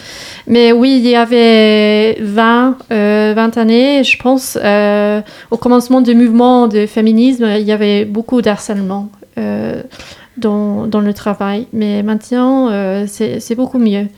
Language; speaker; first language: French; non-native, learner; English